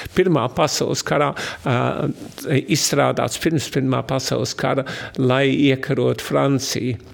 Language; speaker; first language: Latvian; early bilingual, heritage; Latvian